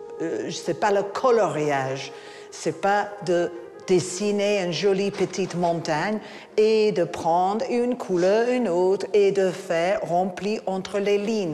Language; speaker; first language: French; non-native, fluent; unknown